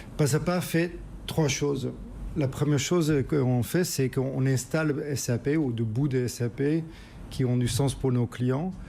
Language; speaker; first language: French; non-native, fluent; Dutch